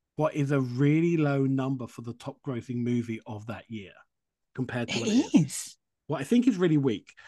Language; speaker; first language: English; native; English